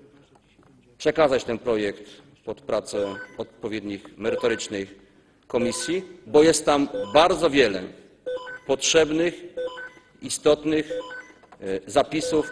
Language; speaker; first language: Polish; native; Polish